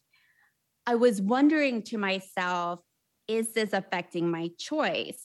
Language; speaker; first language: English; early bilingual, other home language; Spanish